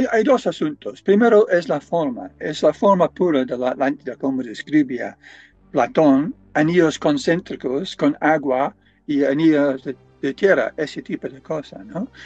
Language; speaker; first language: Spanish; non-native, fluent; English